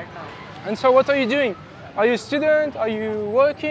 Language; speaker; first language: English; non-native, learner; French